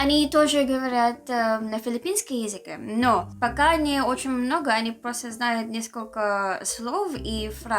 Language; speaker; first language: Russian; non-native, learner; Filipino